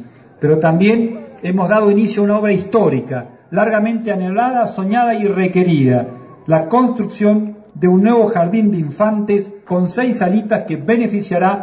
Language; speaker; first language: Spanish; native; Spanish